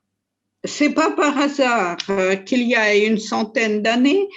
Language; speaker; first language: French; non-native, fluent; Russian